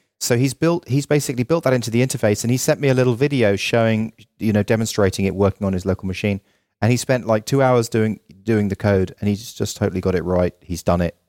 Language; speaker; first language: English; native; English